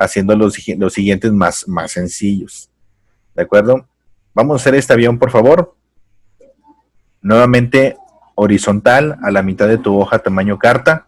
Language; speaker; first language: Spanish; native; Spanish